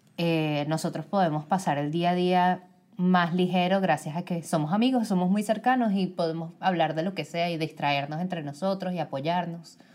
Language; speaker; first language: Spanish; native; Spanish